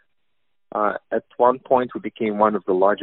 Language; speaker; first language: English; non-native, fluent; Russian